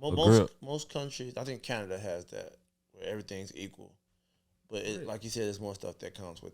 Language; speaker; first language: English; native; English